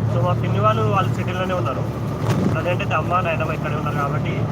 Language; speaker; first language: Telugu; non-native, local second language; Lambadi